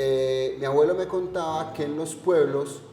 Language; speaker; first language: Spanish; native; Spanish